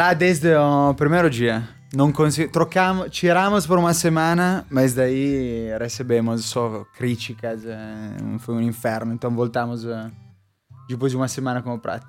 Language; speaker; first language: Portuguese; non-native, fluent; Italian